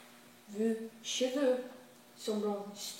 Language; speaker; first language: French; non-native, learner; English